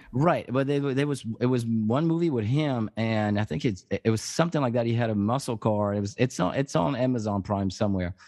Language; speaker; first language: English; non-native, fluent; French